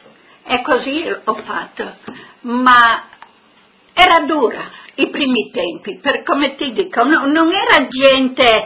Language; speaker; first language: Italian; non-native, local second language; Friulian